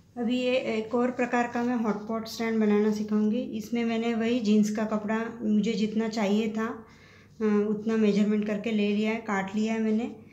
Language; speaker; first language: Hindi; non-native, local second language; Marathi